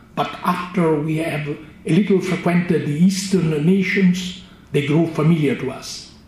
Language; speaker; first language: English; non-native, fluent; Italian